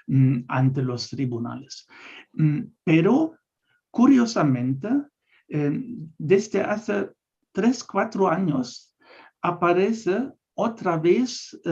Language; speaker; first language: Spanish; non-native, fluent; German